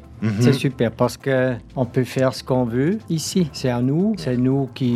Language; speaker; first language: French; non-native, local second language; German